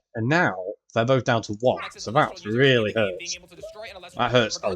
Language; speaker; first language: English; native; English